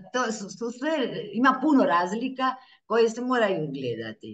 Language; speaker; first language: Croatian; early bilingual, heritage; Croatian